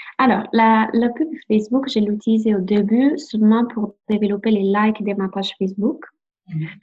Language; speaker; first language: French; non-native, fluent; Italian